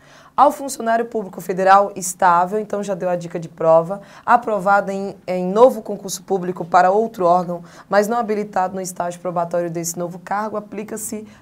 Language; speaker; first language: Portuguese; native; Portuguese